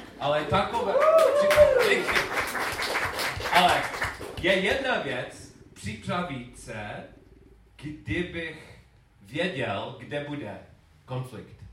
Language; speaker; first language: Czech; non-native, learner; English